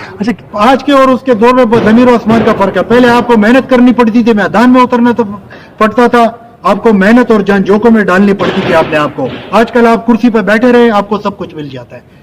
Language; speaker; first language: Urdu; non-native, local second language; Pashto